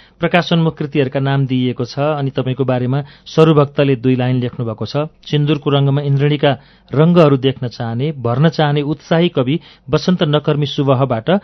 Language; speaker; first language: Nepali; native; Nepali